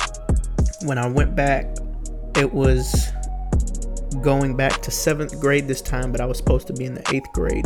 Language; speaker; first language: English; native; English